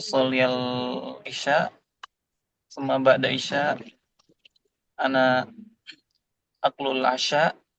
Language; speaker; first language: Arabic; non-native, learner; Indonesian